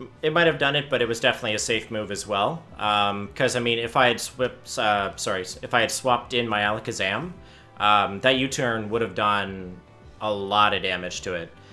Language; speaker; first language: English; native; English